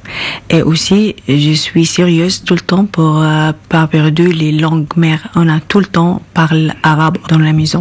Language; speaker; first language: French; non-native, learner; Arabic